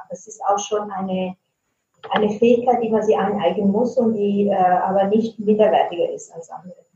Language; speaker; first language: German; non-native, fluent; Italian